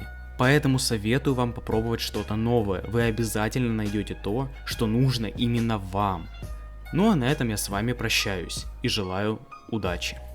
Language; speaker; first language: Russian; native; Russian